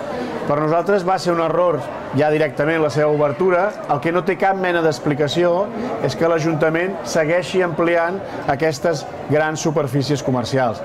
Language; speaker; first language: Catalan; native; Catalan